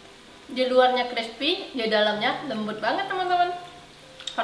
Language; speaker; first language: Indonesian; native; Indonesian